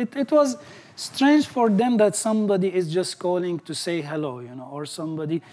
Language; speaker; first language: English; non-native, fluent; Arabic